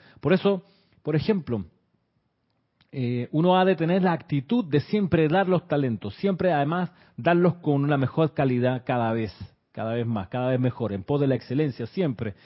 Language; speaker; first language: Spanish; native; Spanish